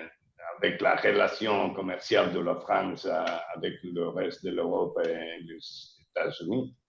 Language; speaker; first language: French; non-native, learner; Spanish